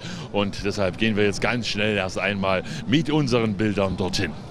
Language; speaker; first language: German; native; German